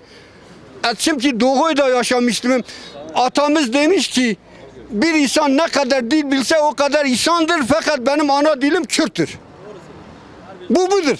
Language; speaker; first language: Turkish; non-native, local second language; Kurdish